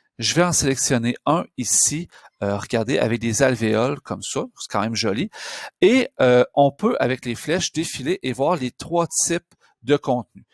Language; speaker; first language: French; native; French